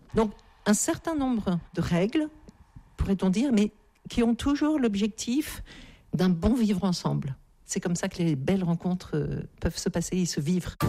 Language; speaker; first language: French; native; French